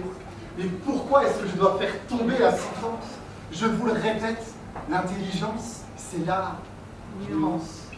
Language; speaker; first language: French; native; French